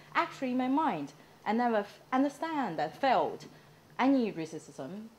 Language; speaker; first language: English; non-native, fluent; Chinese